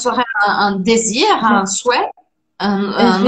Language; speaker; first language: French; non-native, fluent; Portuguese